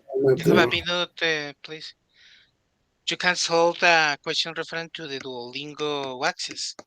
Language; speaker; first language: English; non-native, learner; Spanish